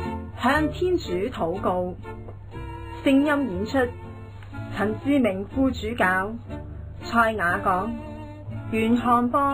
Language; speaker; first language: Chinese; non-native, local second language; Cantonese